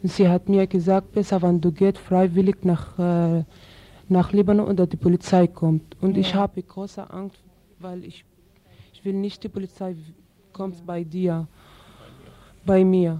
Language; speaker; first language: German; non-native, learner; Arabic